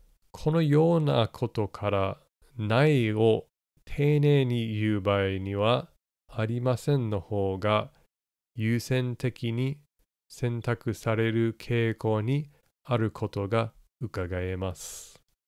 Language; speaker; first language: Japanese; non-native, fluent; English